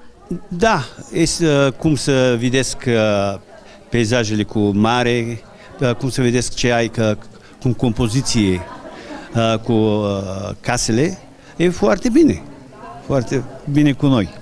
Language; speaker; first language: Romanian; non-native, learner; Bulgarian